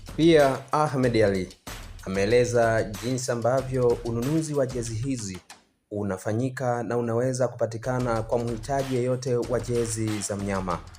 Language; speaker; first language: Swahili; native; Swahili